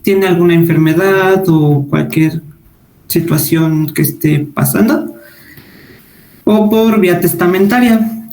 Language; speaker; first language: Spanish; native; Spanish